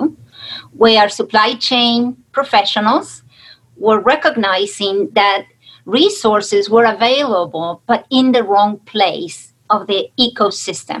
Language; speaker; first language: English; non-native, fluent; Spanish